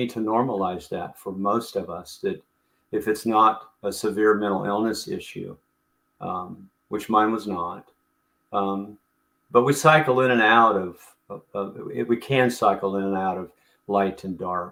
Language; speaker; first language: English; native; English